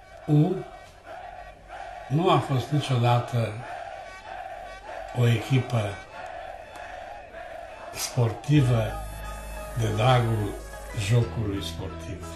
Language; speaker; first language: Romanian; native; Romanian